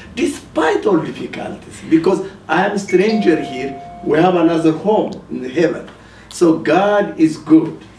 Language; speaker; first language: English; non-native, fluent; Amharic